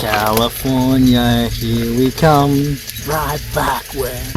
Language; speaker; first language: English; native; English